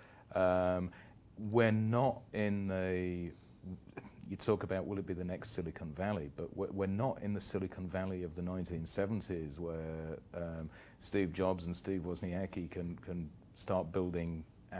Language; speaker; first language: English; native; English